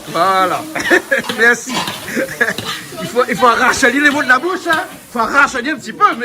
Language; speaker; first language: French; native; French